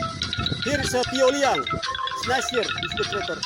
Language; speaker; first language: English; non-native, learner; Indonesian